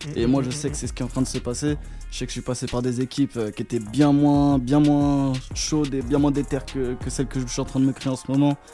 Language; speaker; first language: French; native; French